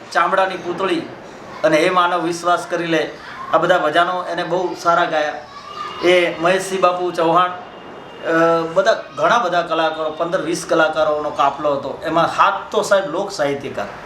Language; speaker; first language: Gujarati; native; Gujarati